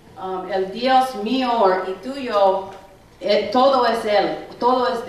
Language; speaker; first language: Spanish; non-native, learner; English